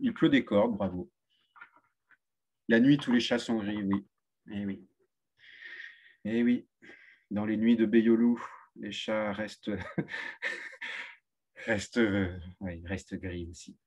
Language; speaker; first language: French; native; French